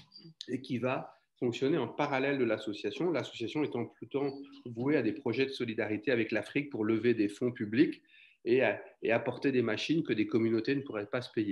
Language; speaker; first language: French; native; French